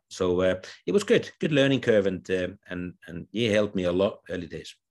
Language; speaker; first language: English; non-native, fluent; Finnish